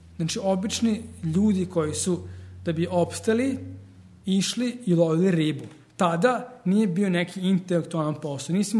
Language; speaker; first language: Serbian; early bilingual, heritage; Serbian